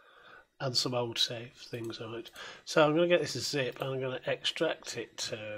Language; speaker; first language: English; native; English